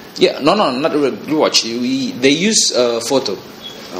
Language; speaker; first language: English; non-native, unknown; Indonesian